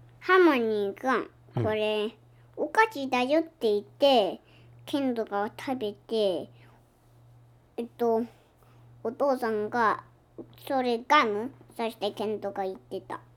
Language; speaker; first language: Japanese; early bilingual, heritage; Japanese